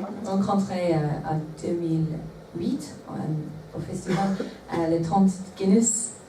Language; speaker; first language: French; non-native, learner; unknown